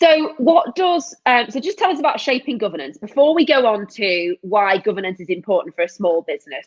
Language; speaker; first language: English; native; English